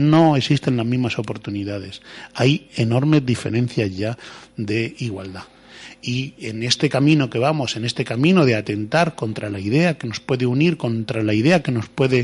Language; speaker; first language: Spanish; native; Spanish